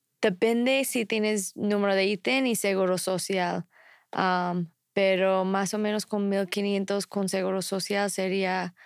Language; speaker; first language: Spanish; non-native, fluent; English